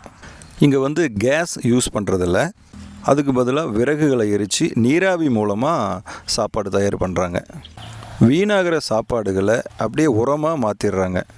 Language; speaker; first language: Tamil; native; Tamil